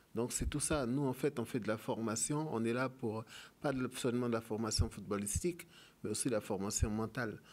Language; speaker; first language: French; native; French